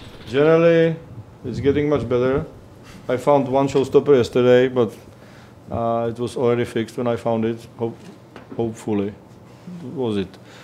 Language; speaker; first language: English; non-native, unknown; Czech